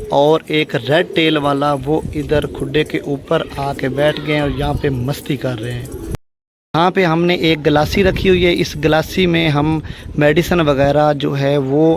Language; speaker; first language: Urdu; native; Urdu